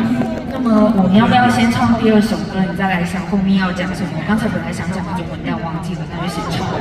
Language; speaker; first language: Chinese; native; Chinese